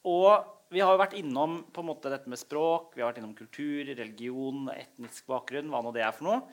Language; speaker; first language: Norwegian; native; Norwegian